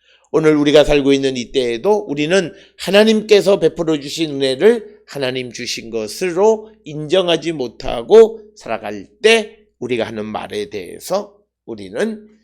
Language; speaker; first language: Korean; native; Korean